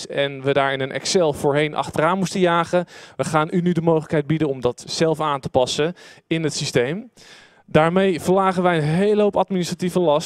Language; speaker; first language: Dutch; native; Dutch